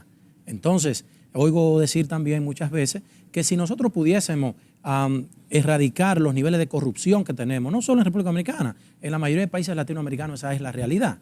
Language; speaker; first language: Spanish; native; Spanish